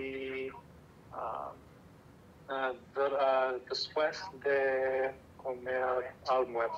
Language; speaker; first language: Spanish; non-native, learner; English